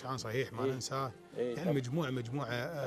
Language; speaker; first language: Arabic; native; Arabic